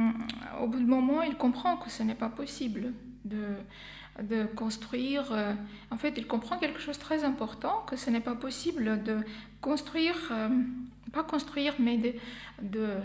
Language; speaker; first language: French; non-native, fluent; Armenian